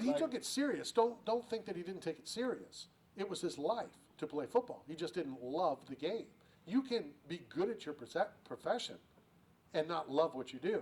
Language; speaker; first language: English; native; English